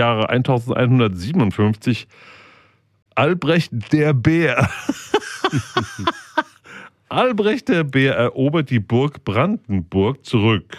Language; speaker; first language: German; native; German